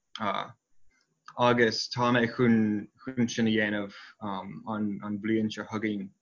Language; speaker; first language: Irish; non-native, fluent; English